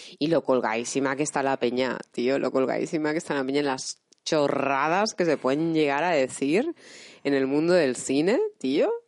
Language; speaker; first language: Spanish; native; Spanish